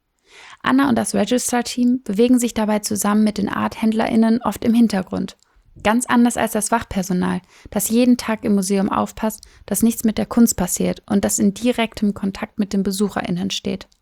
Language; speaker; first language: German; native; German